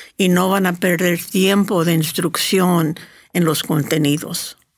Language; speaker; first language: Spanish; early bilingual, heritage; Spanish